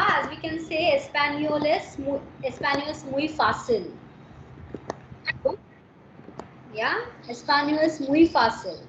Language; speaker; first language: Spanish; non-native, fluent; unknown